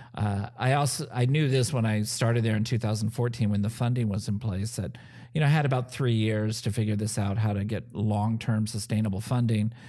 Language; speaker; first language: English; native; English